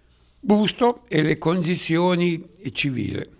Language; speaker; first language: Italian; native; Italian